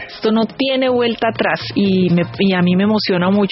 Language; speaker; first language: Spanish; native; Spanish